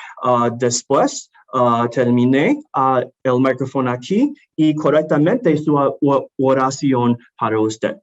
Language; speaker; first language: Spanish; non-native, learner; English